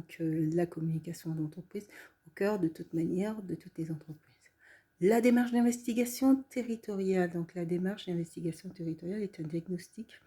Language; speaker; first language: French; native; French